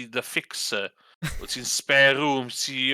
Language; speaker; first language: Welsh; native; Welsh